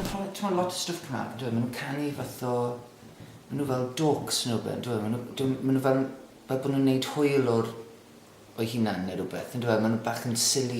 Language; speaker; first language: Welsh; native; Welsh